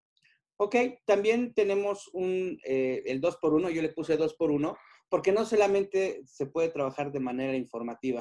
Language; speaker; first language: Spanish; native; Spanish